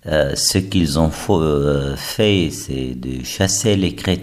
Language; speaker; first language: French; non-native, fluent; Arabic